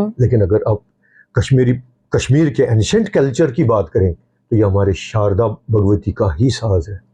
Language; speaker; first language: Hindi; non-native, local second language; Kashmiri